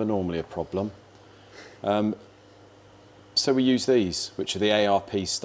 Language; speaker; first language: English; native; English